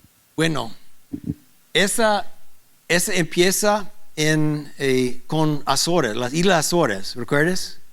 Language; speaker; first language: Spanish; non-native, learner; English